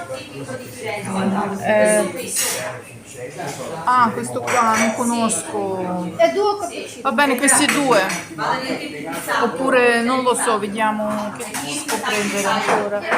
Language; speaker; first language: Italian; non-native, learner; Ukrainian